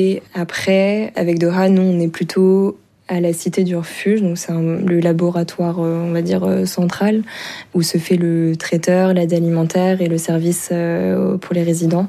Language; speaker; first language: French; early bilingual, other home language; Chinese